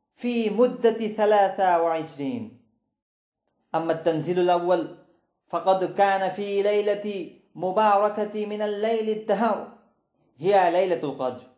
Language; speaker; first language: Arabic; non-native, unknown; Bangla